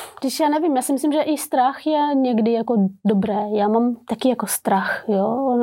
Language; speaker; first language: Czech; early bilingual, other home language; Persian